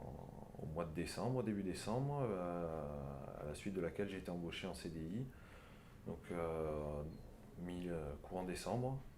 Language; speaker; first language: French; native; French